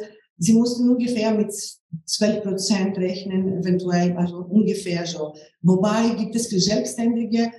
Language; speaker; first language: German; non-native, fluent; Greek